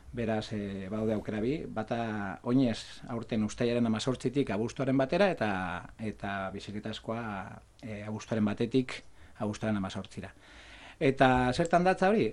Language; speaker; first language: Basque; non-native, local second language; Spanish